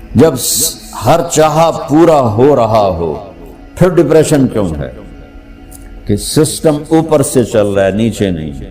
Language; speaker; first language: Urdu; non-native, local second language; Punjabi